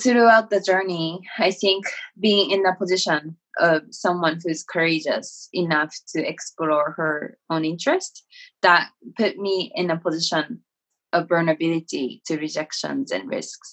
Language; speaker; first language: English; non-native, fluent; Japanese